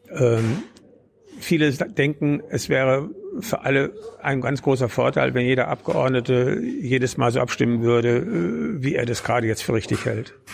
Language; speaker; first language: German; native; German